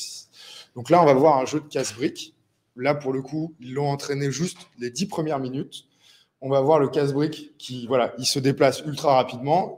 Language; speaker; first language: French; native; French